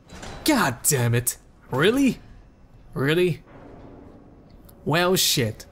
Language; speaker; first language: English; native; English